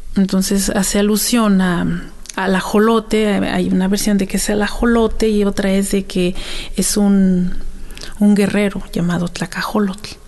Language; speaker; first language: Spanish; native; Spanish